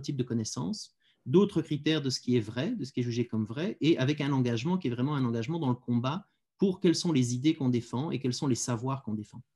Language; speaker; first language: French; native; French